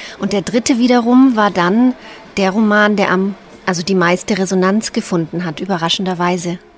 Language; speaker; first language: German; native; German